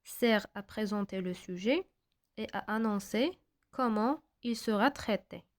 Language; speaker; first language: French; non-native, local second language; Arabic